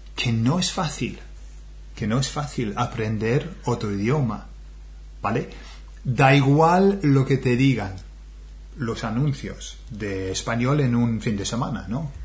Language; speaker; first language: Spanish; non-native, fluent; English